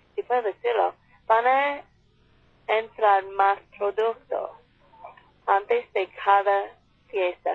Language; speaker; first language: Spanish; non-native, fluent; English